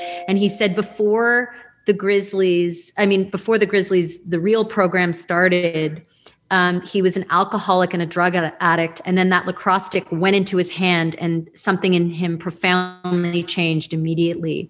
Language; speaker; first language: English; native; English